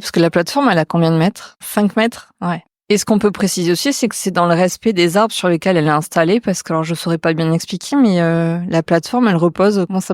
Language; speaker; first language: French; native; French